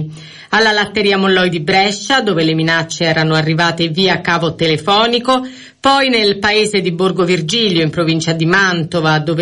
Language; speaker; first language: Italian; native; Italian